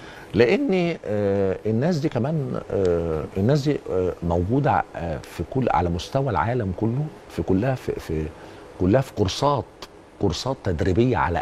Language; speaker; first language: Arabic; native; Arabic